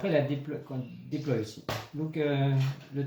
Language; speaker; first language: French; native; French